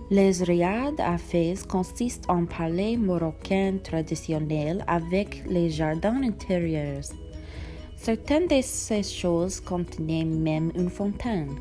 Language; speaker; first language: French; non-native, learner; English